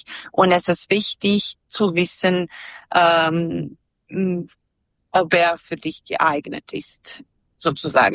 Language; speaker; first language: German; non-native, learner; Serbian